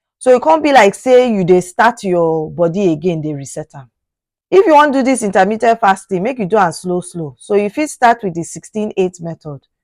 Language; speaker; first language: Nigerian Pidgin; non-native, local second language; Yoruba